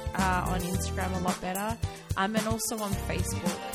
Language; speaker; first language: English; native; English